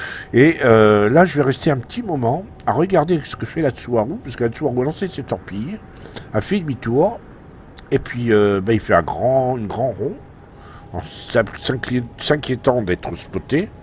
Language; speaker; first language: French; native; French